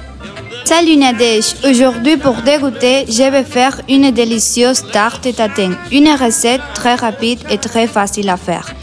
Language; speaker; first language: French; non-native, learner; Spanish